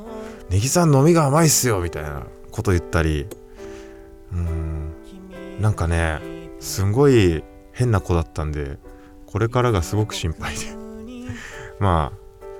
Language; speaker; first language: Japanese; native; Japanese